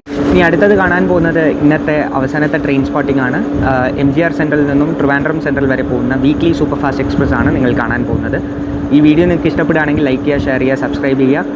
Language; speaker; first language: Malayalam; native; Malayalam